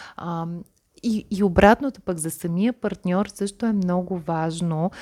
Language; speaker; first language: Bulgarian; native; Bulgarian